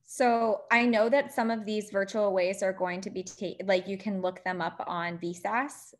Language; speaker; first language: English; native; English